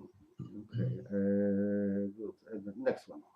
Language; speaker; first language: English; non-native, learner; Polish